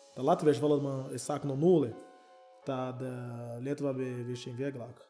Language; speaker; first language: Latvian; non-native, learner; Portuguese